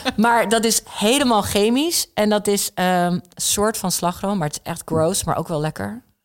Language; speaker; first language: Dutch; early bilingual, other home language; Czech